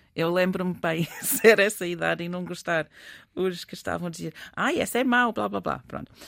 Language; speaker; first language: Portuguese; non-native, fluent; English